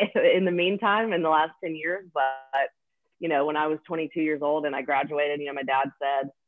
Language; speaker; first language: English; native; English